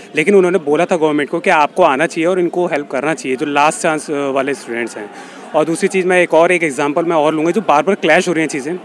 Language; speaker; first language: Hindi; native; Hindi